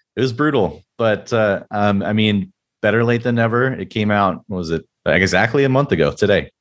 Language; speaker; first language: English; native; English